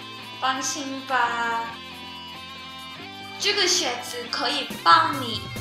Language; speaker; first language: Chinese; non-native, learner; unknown